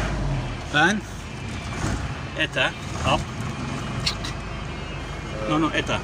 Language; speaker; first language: Russian; non-native, learner; Turkish